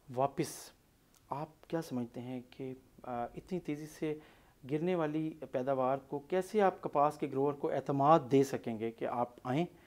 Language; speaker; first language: Urdu; non-native, local second language; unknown